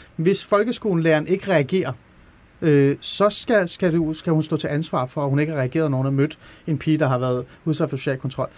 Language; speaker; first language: Danish; early bilingual, other home language; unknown